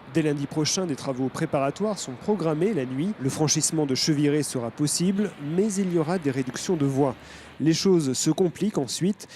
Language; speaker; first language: French; native; French